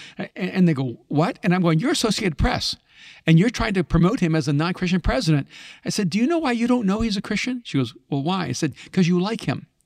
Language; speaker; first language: English; early bilingual, other home language; Spanish